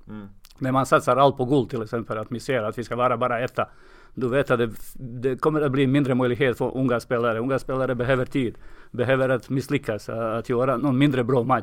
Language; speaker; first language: Swedish; non-native, fluent; Serbian